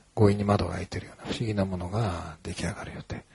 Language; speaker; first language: Japanese; native; Japanese